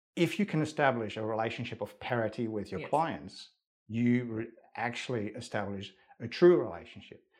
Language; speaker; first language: English; non-native, fluent; Dutch